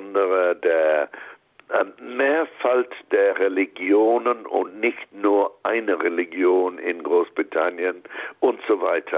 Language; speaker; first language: German; non-native, fluent; English